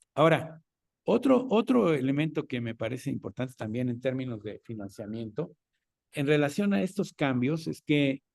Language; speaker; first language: Spanish; native; Spanish